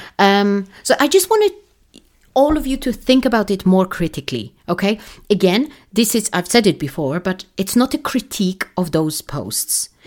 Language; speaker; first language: English; non-native, fluent; Polish